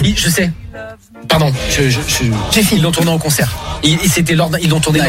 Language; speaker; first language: French; native; French